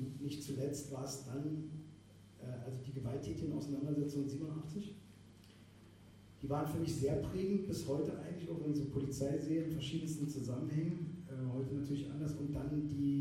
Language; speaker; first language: German; native; German